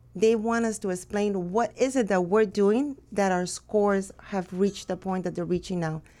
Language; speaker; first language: English; early bilingual, other home language; Spanish